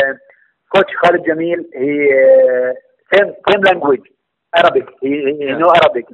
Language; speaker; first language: English; non-native, learner; Arabic